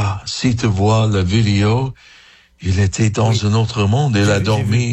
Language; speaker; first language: French; non-native, learner; English